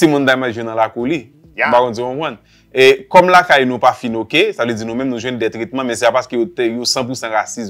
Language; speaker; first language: French; non-native, local second language; Haitian Creole